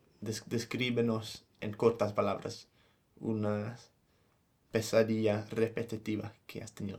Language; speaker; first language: Spanish; non-native, fluent; English